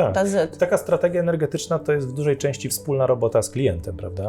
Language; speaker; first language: Polish; native; Polish